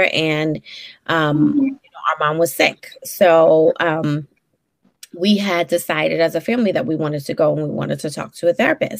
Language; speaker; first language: English; native; English